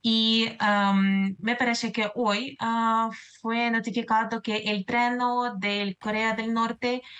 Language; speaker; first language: Spanish; non-native, fluent; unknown